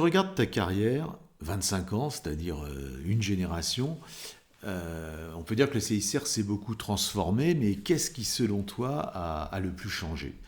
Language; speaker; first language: French; native; French